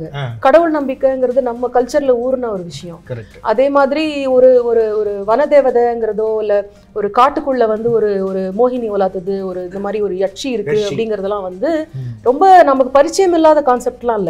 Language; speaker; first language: Tamil; native; Tamil